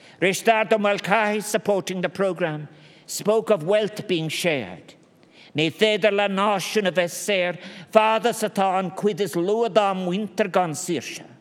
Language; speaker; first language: Irish; non-native, local second language; English